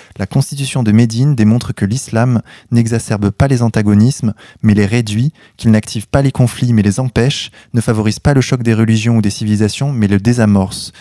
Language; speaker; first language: French; native; French